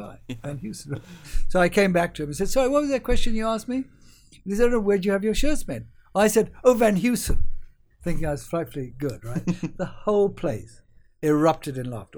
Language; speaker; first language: English; native; English